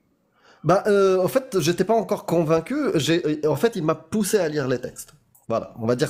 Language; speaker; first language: French; native; French